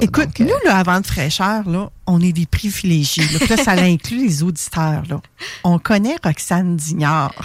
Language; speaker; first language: French; native; French